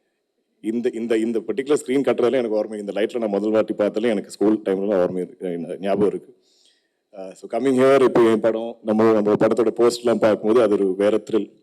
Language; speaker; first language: Tamil; non-native, local second language; Malayalam